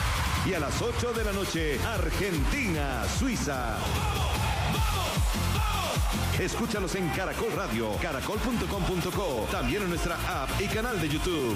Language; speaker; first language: Spanish; native; Spanish